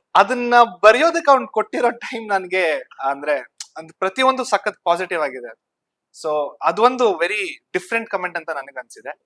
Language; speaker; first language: Kannada; native; Kannada